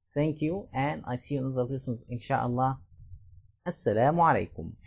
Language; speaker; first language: English; non-native, fluent; Arabic